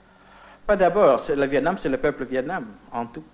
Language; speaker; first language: French; non-native, fluent; Indonesian